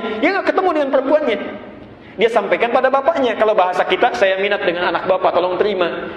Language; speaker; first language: Indonesian; native; Indonesian